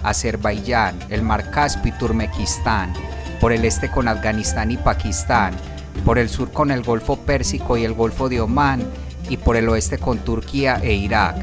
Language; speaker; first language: Spanish; native; Spanish